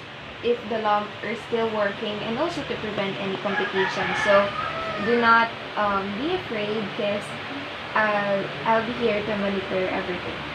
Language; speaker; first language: English; non-native, local second language; Filipino